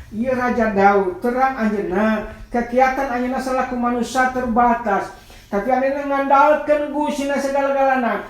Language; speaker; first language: Sundanese; non-native, local second language; Nias